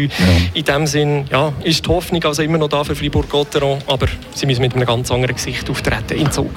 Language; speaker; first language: German; native; German